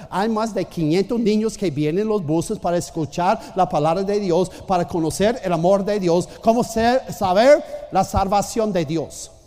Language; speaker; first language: Spanish; non-native, fluent; English